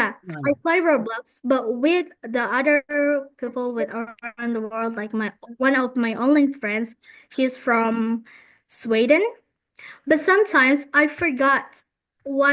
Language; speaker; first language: English; non-native, fluent; Indonesian